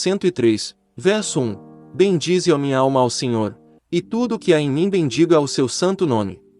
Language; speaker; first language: Portuguese; native; Portuguese